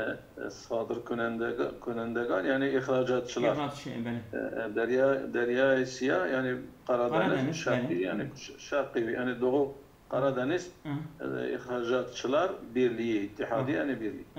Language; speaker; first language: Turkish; non-native, local second language; Kurdish